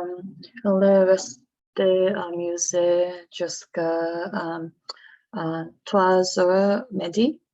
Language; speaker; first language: French; non-native, learner; English